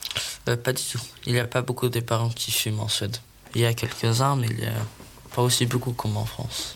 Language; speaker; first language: French; non-native, learner; Swedish